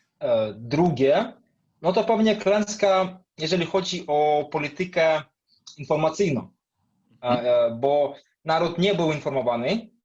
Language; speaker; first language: Polish; non-native, fluent; Russian